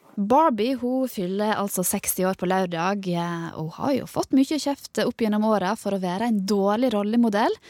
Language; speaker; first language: Norwegian; native; Norwegian